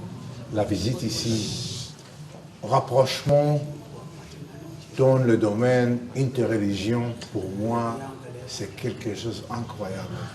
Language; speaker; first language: French; non-native, learner; Hebrew